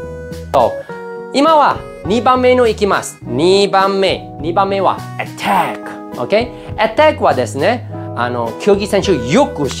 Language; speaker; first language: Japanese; non-native, fluent; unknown